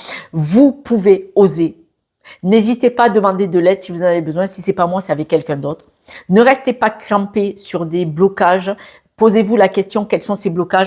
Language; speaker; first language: French; native; French